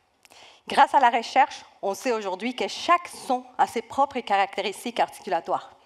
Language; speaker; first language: French; non-native, fluent; Spanish